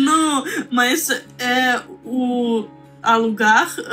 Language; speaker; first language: Portuguese; non-native, learner; Russian